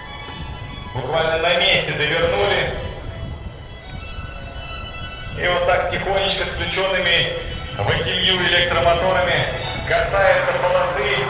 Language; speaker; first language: Russian; native; Russian